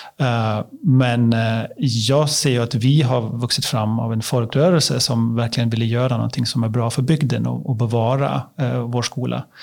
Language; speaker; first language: Swedish; non-native, learner; German